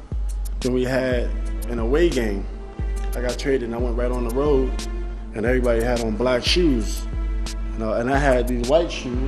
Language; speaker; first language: English; native; English